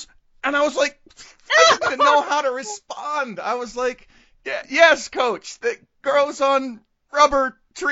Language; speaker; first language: English; native; English